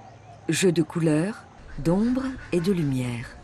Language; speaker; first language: French; native; French